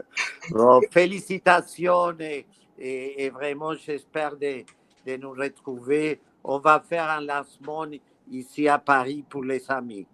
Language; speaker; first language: French; non-native, fluent; Spanish